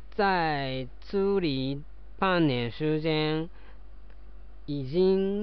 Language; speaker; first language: Chinese; non-native, learner; Japanese